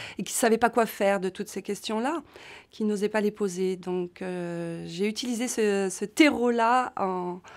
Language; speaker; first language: French; native; French